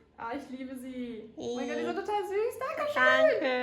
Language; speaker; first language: German; non-native, learner; Korean